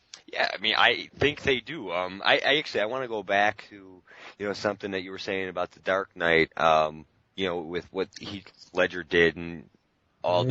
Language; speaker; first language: English; native; English